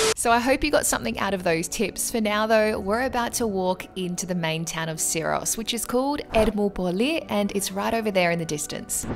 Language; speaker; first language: English; native; English